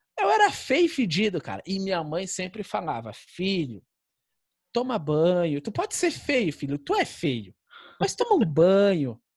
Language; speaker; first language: Portuguese; native; Portuguese